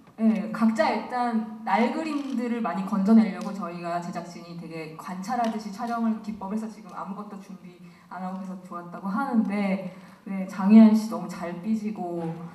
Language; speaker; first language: Korean; native; Korean